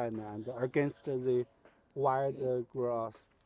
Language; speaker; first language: English; non-native, learner; Chinese